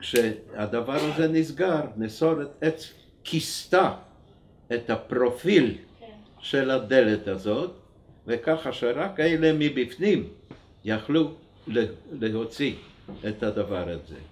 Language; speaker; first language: Hebrew; non-native, fluent; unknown